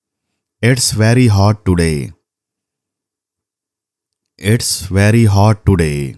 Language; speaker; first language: English; non-native, fluent; Nepali